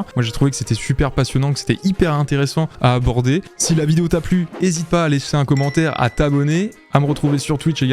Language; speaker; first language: French; native; French